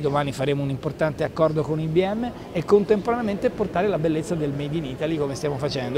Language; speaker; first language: Italian; native; Italian